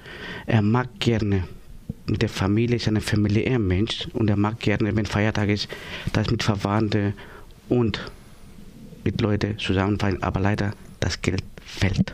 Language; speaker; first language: German; non-native, learner; Greek